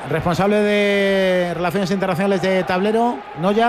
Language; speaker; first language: Spanish; native; Spanish